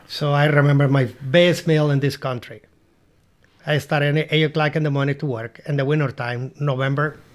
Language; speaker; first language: English; non-native, learner; Spanish